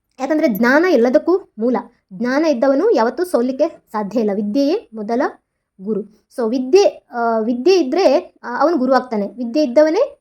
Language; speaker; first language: Kannada; non-native, local second language; Tulu